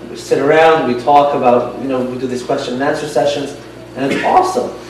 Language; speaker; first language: English; non-native, fluent; Yiddish